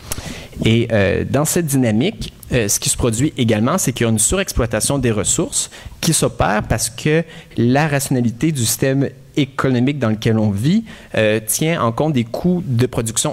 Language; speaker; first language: French; native; French